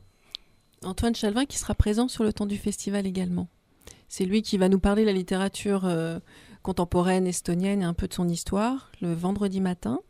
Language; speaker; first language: French; native; French